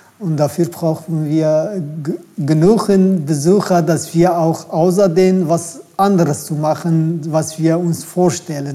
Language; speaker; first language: German; non-native, fluent; Turkish